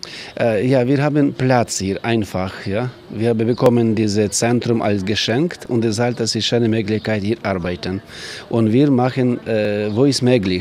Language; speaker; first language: German; non-native, learner; Ukrainian